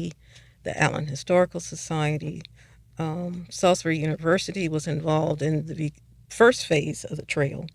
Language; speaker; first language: English; native; English